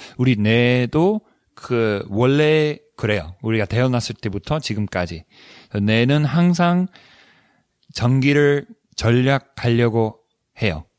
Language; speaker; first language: Korean; non-native, fluent; English